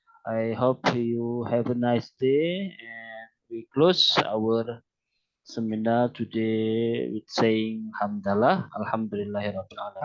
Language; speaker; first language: English; non-native, learner; Indonesian